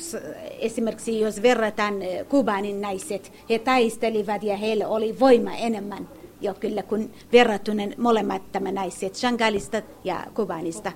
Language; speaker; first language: Finnish; non-native, learner; Kurdish